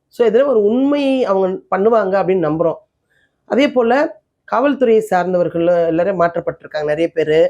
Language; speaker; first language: Tamil; native; Tamil